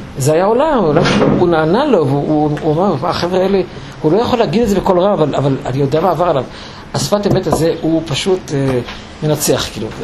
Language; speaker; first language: Hebrew; non-native, fluent; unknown